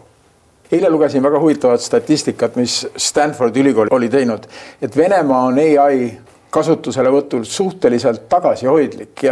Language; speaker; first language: Estonian; native; Estonian